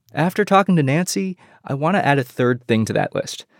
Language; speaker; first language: English; early bilingual, other home language; Chinese